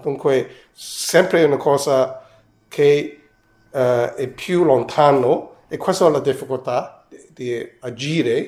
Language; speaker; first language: Italian; non-native, fluent; Cantonese